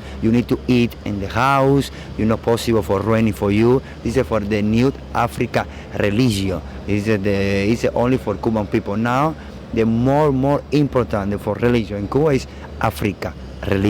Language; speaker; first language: English; non-native, learner; Spanish